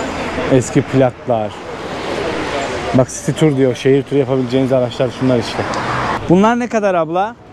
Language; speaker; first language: Turkish; native; Turkish